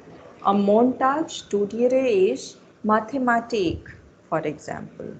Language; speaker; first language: German; non-native, fluent; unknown